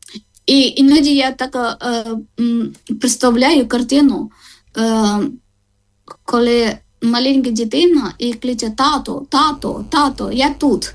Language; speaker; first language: Ukrainian; non-native, learner; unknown